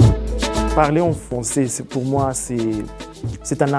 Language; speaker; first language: French; non-native, fluent; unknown